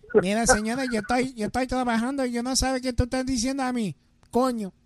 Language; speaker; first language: Spanish; non-native, learner; English